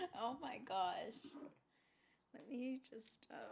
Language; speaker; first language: English; native; English